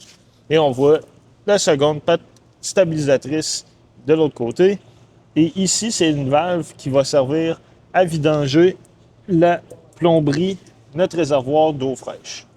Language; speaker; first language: French; native; French